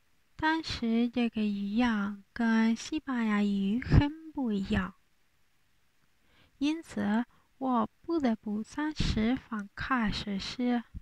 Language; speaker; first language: Chinese; non-native, learner; Spanish